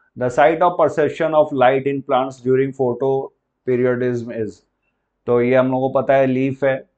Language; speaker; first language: Hindi; native; Hindi